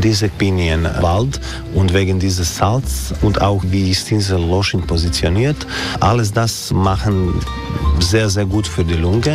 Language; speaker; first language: German; non-native, learner; Croatian